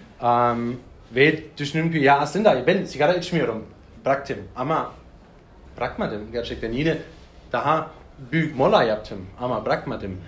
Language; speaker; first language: Turkish; non-native, learner; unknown